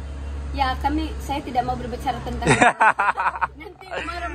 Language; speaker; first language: Indonesian; non-native, learner; Cebuano